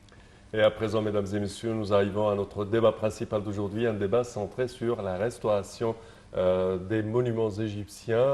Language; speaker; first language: French; non-native, fluent; Arabic